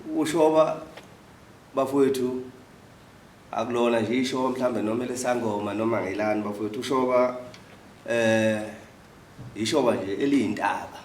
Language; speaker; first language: Zulu; native; Zulu